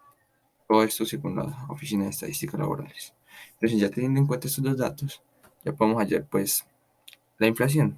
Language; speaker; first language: Spanish; native; Spanish